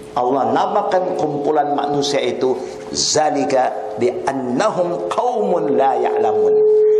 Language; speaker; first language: Malay; non-native, local second language; Chinese